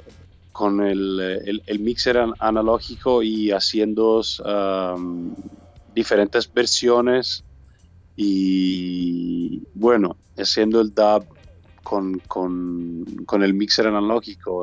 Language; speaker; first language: Spanish; non-native, learner; Italian